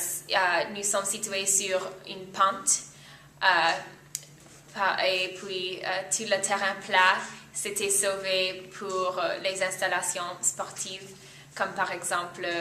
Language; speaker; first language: French; non-native, fluent; English